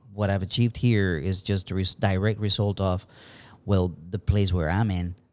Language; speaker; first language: English; non-native, fluent; Spanish